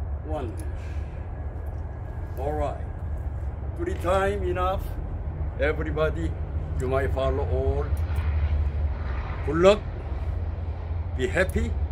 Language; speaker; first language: English; non-native, learner; Korean